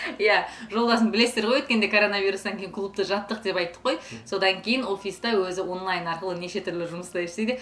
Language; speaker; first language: Kazakh; native; Kazakh